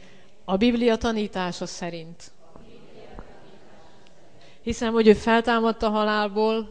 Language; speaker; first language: Hungarian; native; Hungarian